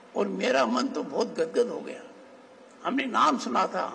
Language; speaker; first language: Hindi; native; Hindi